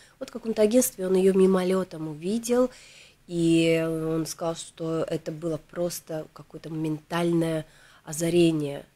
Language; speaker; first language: Russian; native; Russian